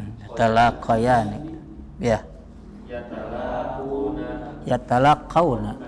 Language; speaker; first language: Arabic; non-native, fluent; Indonesian